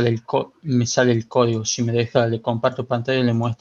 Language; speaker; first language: Spanish; native; Spanish